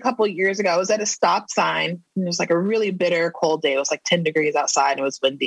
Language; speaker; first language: English; native; English